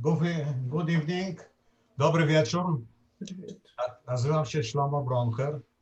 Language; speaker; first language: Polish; non-native, learner; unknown